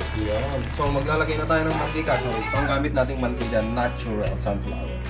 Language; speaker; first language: Filipino; non-native, local second language; Iloko